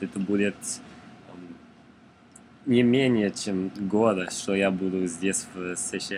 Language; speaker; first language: Russian; non-native, learner; English